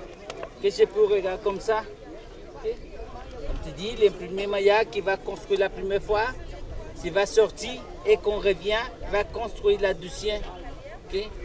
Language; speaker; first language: French; non-native, fluent; Spanish